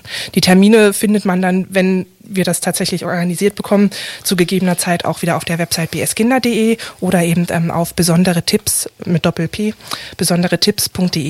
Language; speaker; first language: German; native; German